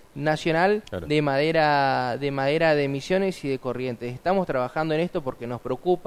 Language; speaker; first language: Spanish; native; Spanish